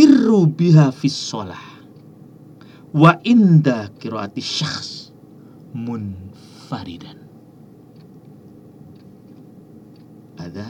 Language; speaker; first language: Arabic; non-native, fluent; Indonesian